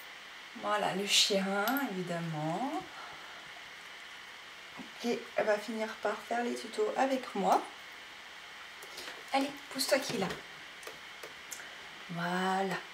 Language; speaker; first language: French; native; French